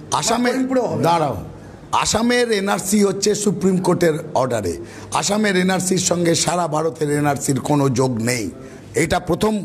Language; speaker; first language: Bangla; native; Bangla